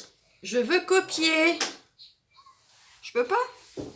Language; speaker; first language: French; native; French